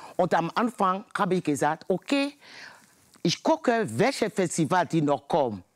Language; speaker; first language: German; non-native, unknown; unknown